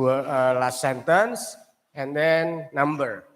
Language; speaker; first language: English; non-native, learner; Indonesian